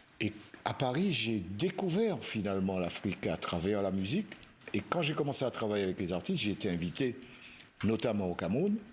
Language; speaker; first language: French; native; French